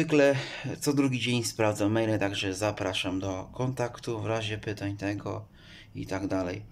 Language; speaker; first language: Polish; native; Polish